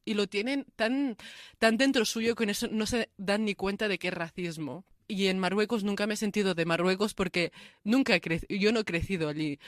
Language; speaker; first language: Spanish; early bilingual, other home language; Arabic